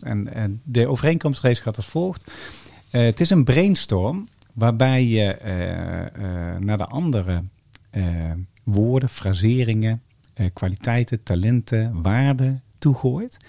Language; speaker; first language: Dutch; native; Dutch